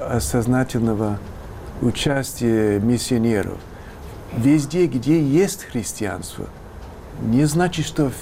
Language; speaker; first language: Russian; non-native, fluent; English